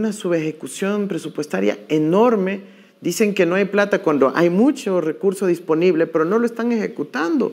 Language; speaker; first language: Spanish; native; Spanish